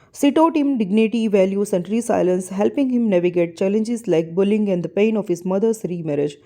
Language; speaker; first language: English; non-native, local second language; Gujarati